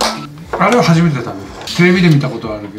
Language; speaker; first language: Japanese; native; Japanese